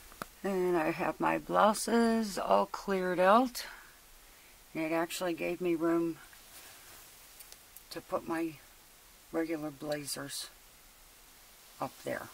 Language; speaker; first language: English; native; English